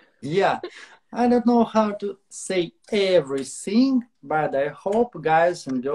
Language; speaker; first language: English; non-native, learner; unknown